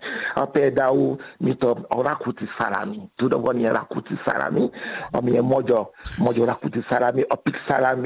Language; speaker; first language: Hungarian; non-native, fluent; Yoruba